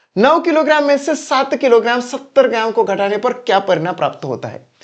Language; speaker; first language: Hindi; non-native, local second language; Marathi